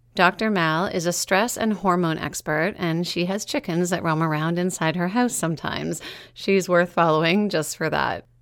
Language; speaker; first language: English; native; English